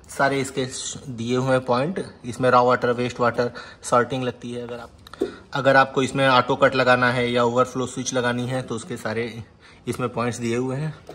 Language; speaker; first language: Hindi; native; Hindi